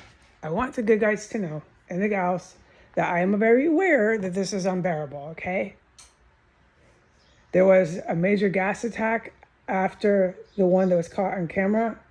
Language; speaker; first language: English; native; English